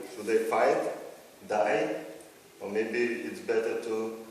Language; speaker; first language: English; non-native, fluent; Lithuanian